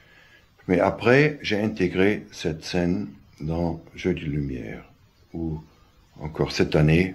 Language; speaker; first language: French; non-native, fluent; German